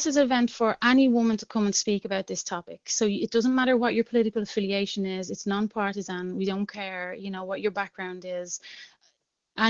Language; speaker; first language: English; native; English